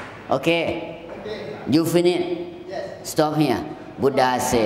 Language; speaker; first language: English; non-native, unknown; Thai